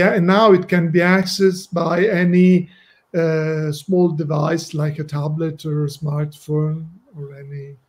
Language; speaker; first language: English; non-native, fluent; Italian